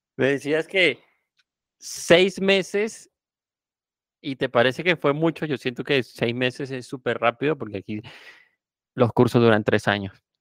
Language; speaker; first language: Spanish; native; Spanish